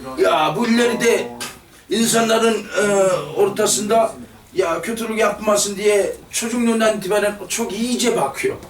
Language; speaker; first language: Turkish; non-native, fluent; Korean